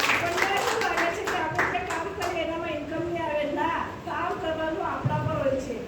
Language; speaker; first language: Gujarati; non-native, local second language; Marathi